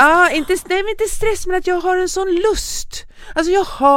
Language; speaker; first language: Swedish; native; Swedish